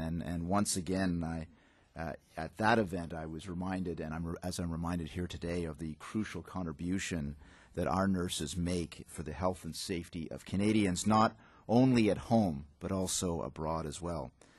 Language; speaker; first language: English; native; English